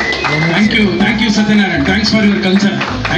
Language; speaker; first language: Kannada; native; Kannada